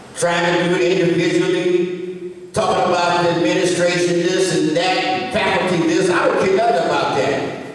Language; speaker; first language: English; native; English